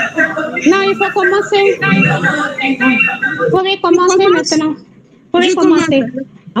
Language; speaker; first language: French; non-native, fluent; Tamil